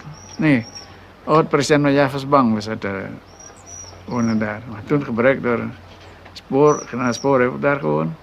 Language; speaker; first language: Dutch; non-native, local second language; Minangkabau